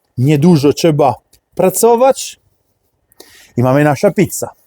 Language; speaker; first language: Polish; non-native, learner; Italian